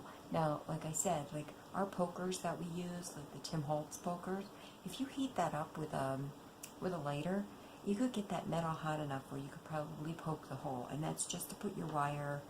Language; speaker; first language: English; native; English